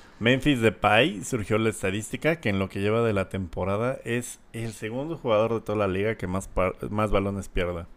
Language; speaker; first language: Spanish; native; Spanish